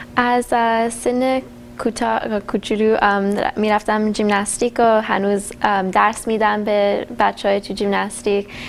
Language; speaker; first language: Persian; early bilingual, heritage; Persian